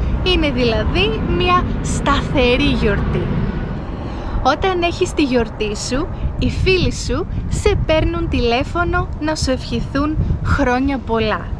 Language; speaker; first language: Greek; native; Greek